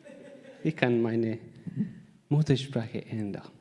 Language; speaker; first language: German; non-native, learner; Spanish